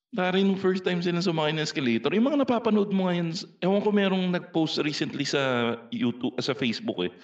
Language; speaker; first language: Filipino; native; Filipino